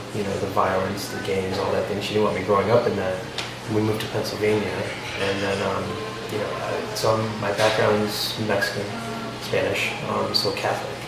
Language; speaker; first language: English; native; English